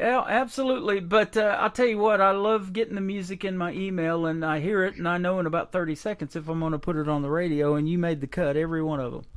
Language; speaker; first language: English; native; English